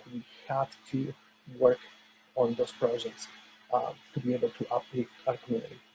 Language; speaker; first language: English; non-native, fluent; Spanish